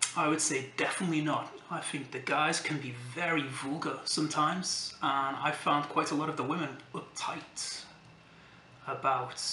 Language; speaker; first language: English; native; English